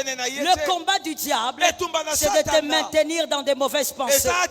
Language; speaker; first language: French; non-native, local second language; Lingala